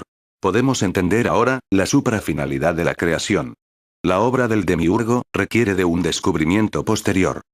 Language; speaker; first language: Spanish; native; Spanish